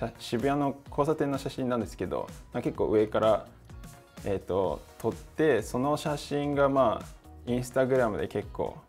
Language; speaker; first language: Japanese; early bilingual, heritage; English